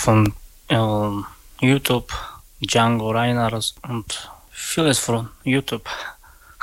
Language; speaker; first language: German; non-native, learner; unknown